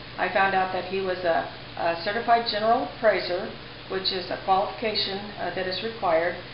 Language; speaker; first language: English; native; English